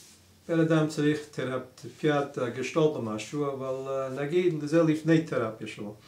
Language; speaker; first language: Hebrew; non-native, fluent; English